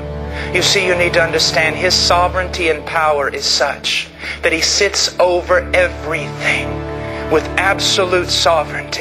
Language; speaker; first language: English; native; English